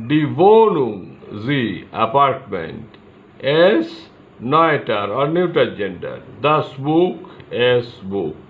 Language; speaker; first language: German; non-native, learner; Bangla